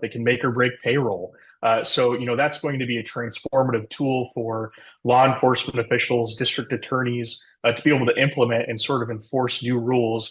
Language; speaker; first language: English; native; English